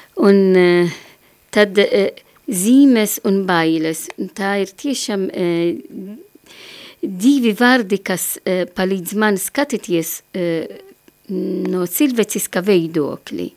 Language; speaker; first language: Latvian; non-native, learner; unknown